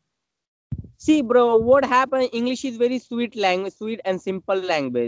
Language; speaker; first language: English; non-native, learner; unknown